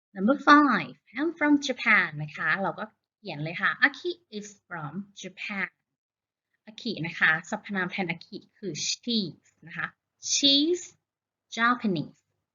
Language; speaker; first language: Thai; native; Thai